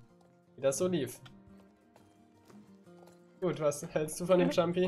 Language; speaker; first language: German; native; German